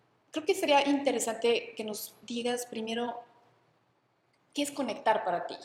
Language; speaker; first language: Spanish; native; Spanish